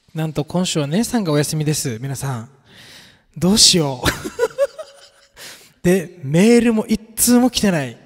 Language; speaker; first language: Japanese; native; Japanese